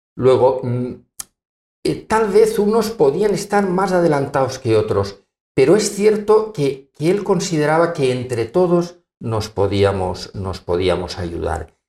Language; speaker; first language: Spanish; native; Spanish